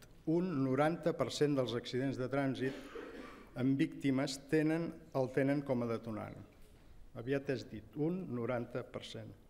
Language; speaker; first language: Catalan; native; Catalan